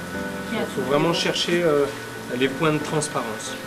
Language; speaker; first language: French; native; French